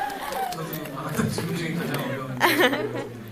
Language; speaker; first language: Korean; native; Korean